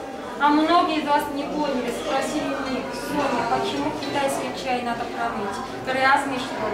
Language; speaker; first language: Russian; non-native, learner; Chinese